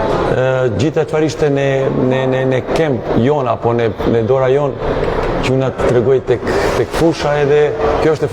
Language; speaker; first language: Albanian; non-native, learner; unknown